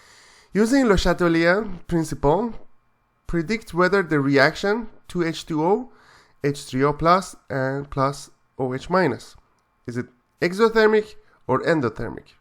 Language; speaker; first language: English; non-native, fluent; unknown